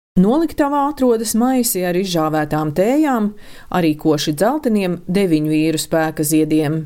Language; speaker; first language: Latvian; native; Latvian